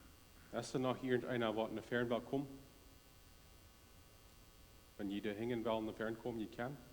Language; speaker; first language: German; non-native, learner; Plautdietsch